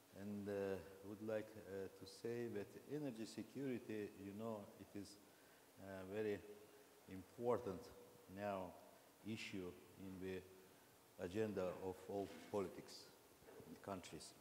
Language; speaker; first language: English; non-native, learner; Azerbaijani